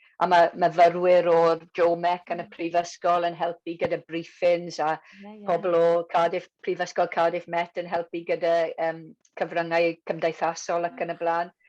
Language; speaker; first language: Welsh; non-native, local second language; English